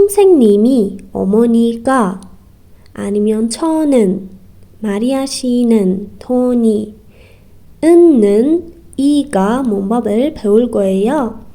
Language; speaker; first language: Korean; non-native, fluent; Persian